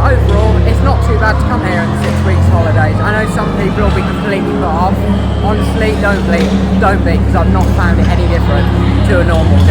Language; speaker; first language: English; native; English